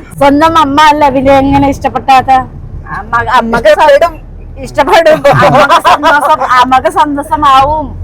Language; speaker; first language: Malayalam; non-native, learner; Nepali